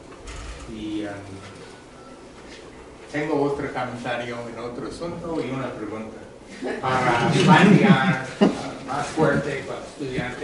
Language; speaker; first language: Spanish; non-native, learner; English